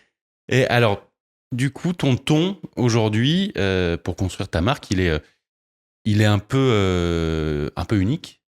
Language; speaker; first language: French; native; French